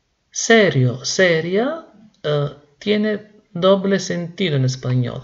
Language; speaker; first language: Spanish; non-native, fluent; Italian